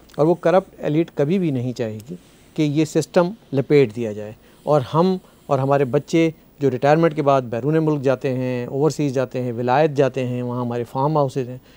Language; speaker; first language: Urdu; native; Urdu